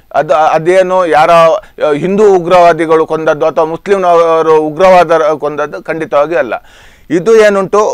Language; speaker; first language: Kannada; native; Kannada